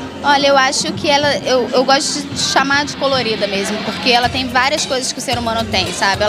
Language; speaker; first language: Portuguese; native; Portuguese